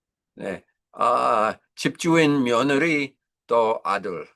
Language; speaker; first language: Korean; non-native, learner; English